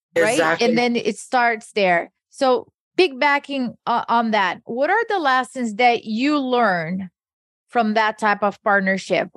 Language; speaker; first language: English; early bilingual, other home language; Portuguese